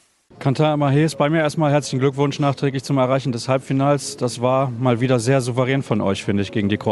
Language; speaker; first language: German; native; German